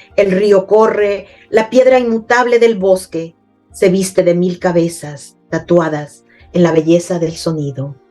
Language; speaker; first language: Spanish; native; Spanish